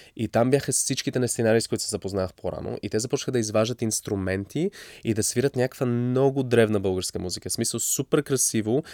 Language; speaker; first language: Bulgarian; early bilingual, heritage; English